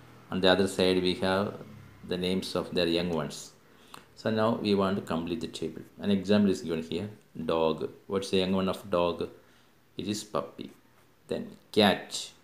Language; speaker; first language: English; non-native, local second language; Malayalam